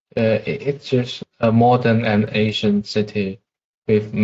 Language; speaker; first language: English; non-native, fluent; Chinese